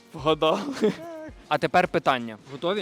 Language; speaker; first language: Ukrainian; native; Ukrainian